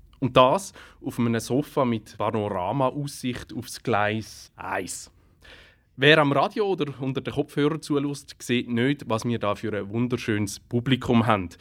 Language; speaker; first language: German; native; German